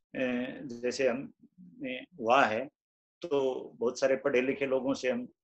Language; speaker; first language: Hindi; native; Hindi